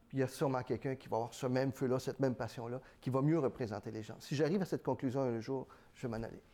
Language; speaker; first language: French; early bilingual, other home language; Spanish